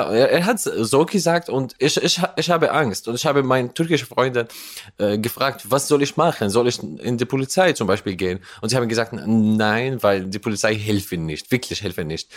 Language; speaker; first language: German; non-native, learner; Arabic